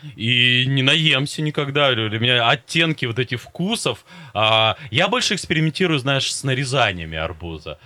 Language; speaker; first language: Russian; native; Russian